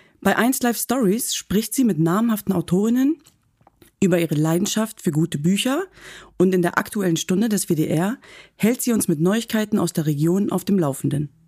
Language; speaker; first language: German; native; German